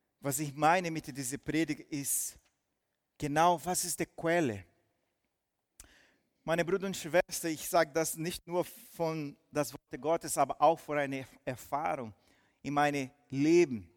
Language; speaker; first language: German; non-native, fluent; Portuguese